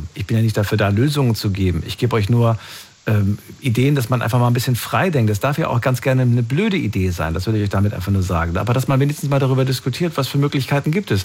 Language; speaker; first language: German; native; German